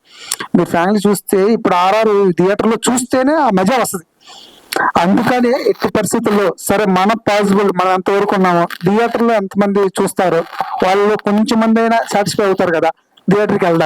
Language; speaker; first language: Telugu; native; Telugu